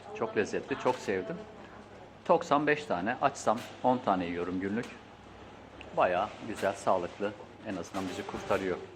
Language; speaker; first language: Turkish; native; Turkish